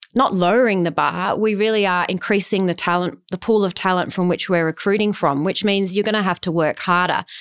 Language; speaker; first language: English; native; English